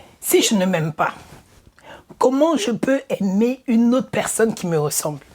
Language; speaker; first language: French; early bilingual, other home language; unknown